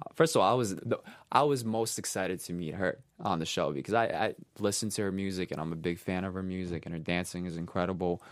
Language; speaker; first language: English; native; English